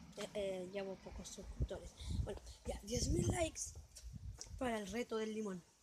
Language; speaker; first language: Spanish; native; Spanish